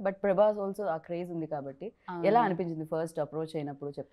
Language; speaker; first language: Telugu; native; Telugu